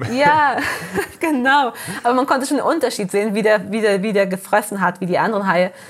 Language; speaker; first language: German; early bilingual, heritage; Portuguese